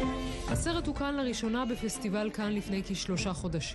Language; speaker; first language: Hebrew; native; Hebrew